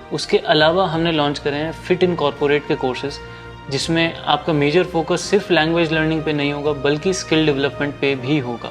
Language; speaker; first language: Hindi; native; Hindi